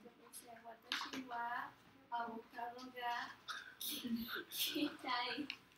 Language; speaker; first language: Japanese; non-native, learner; Spanish